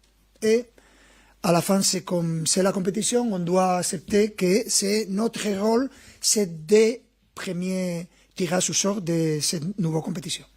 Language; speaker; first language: French; non-native, fluent; Spanish